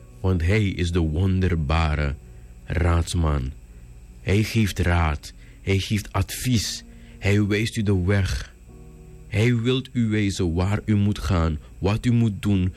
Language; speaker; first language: Dutch; native; Dutch